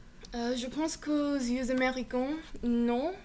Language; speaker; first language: French; non-native, learner; English